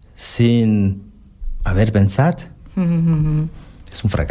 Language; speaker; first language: Catalan; non-native, learner; French